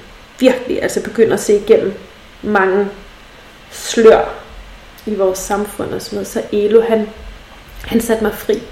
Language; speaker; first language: Danish; native; Danish